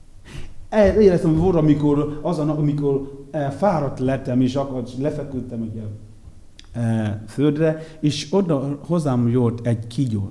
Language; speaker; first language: Hungarian; non-native, fluent; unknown